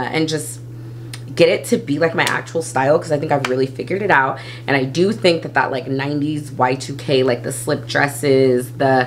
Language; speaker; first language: English; native; English